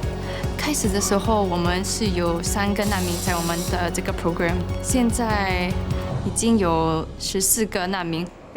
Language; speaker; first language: Chinese; non-native, local second language; English